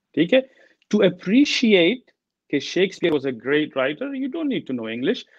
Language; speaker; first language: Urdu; early bilingual, heritage; Urdu